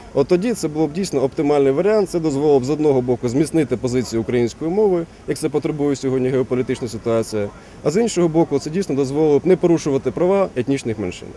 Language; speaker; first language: Ukrainian; native; Ukrainian